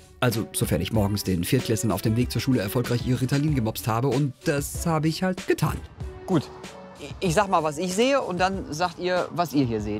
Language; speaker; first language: German; native; German